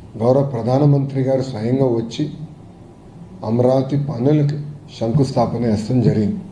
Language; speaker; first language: Telugu; native; Telugu